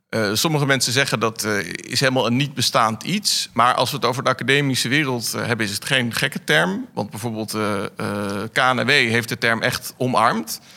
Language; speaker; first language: Dutch; native; Dutch